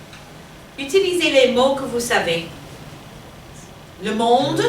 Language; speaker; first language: French; non-native, fluent; English